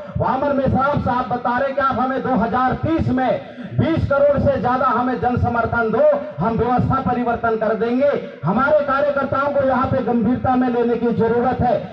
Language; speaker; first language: Hindi; non-native, local second language; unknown